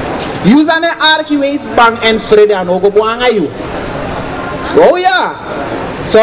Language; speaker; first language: Dutch; non-native, local second language; Sranan Tongo